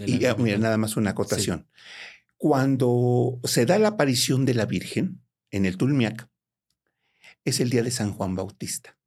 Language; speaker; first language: Spanish; native; Spanish